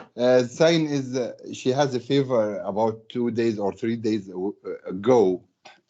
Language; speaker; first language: English; non-native, learner; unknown